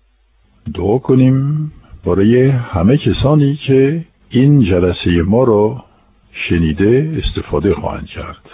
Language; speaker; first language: Persian; non-native, fluent; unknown